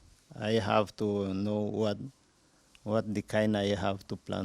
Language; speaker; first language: English; non-native, local second language; Spanish